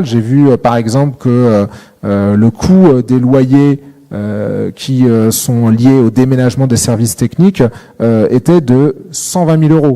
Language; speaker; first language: French; native; French